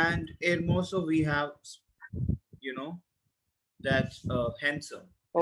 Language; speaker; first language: English; non-native, local second language; Hindi